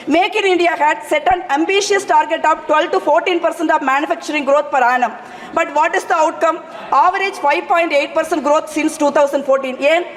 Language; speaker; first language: English; non-native, local second language; Tamil